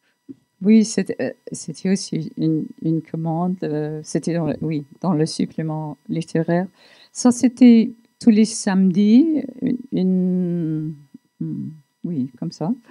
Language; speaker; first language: French; non-native, fluent; English